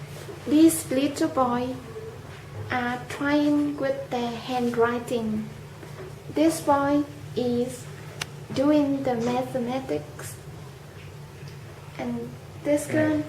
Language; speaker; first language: English; non-native, learner; Vietnamese